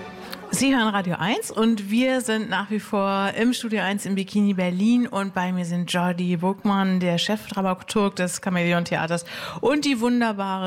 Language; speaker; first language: German; native; German